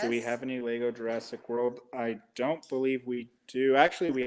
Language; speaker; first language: English; native; English